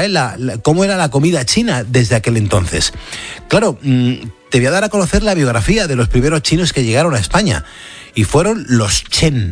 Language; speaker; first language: Spanish; native; Spanish